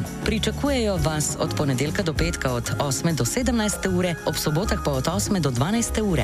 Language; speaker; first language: Slovenian; native; Slovenian